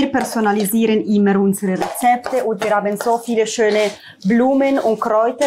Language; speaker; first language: German; non-native, learner; Italian